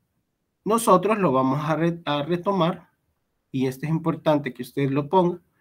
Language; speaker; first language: Spanish; native; Spanish